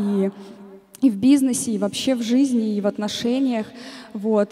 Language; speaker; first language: Russian; native; Russian